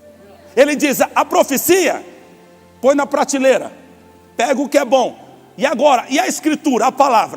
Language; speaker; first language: Portuguese; native; Portuguese